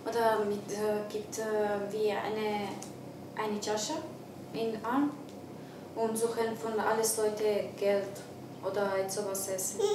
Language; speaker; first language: German; non-native, learner; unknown